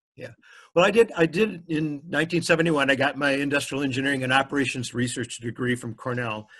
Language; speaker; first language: English; native; English